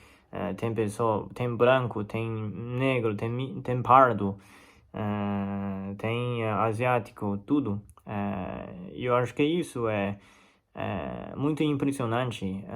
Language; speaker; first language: Portuguese; non-native, fluent; Chinese